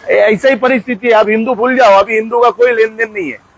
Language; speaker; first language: Hindi; non-native, local second language; Marathi